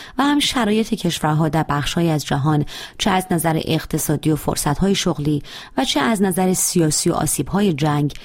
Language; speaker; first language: Persian; native; Persian